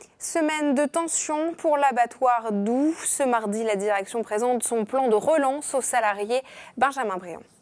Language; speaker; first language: French; native; French